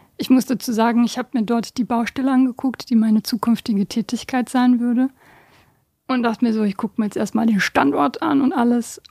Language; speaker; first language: German; early bilingual, other home language; Bosnian